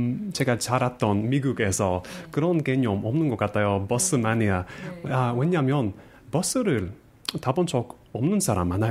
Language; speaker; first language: Korean; non-native, fluent; English